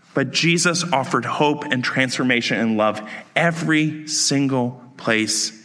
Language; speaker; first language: English; native; English